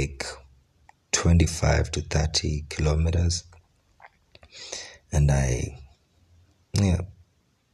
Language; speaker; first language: English; non-native, local second language; Ganda